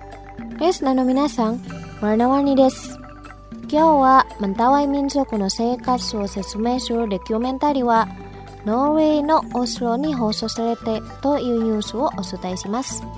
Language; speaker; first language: Japanese; non-native, fluent; Indonesian